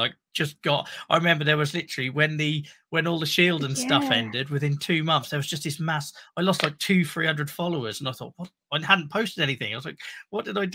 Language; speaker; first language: English; native; English